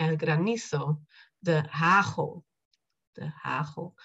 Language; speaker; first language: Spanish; non-native, fluent; Dutch